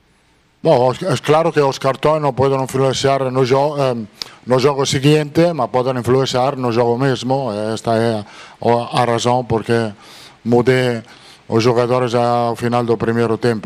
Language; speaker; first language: Portuguese; non-native, fluent; Italian